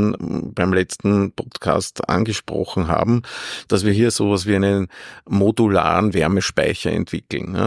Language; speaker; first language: German; native; German